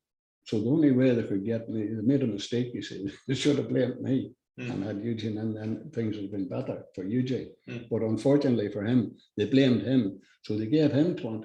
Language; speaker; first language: English; native; English